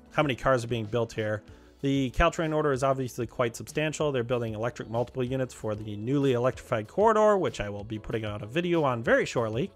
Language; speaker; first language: English; native; English